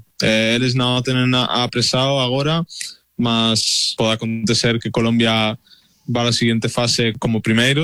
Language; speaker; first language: Portuguese; non-native, fluent; Spanish